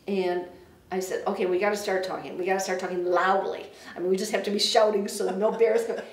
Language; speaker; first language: English; native; English